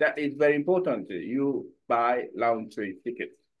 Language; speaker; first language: English; non-native, learner; Korean